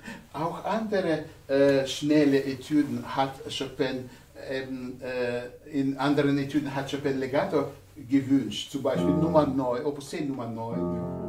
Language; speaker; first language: German; non-native, fluent; Russian